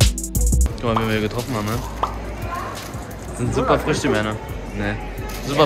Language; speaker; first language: German; native; German